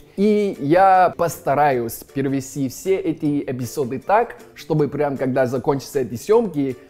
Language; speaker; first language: Russian; non-native, fluent; English